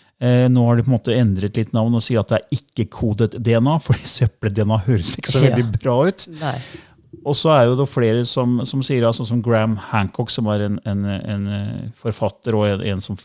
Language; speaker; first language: Norwegian; native; Norwegian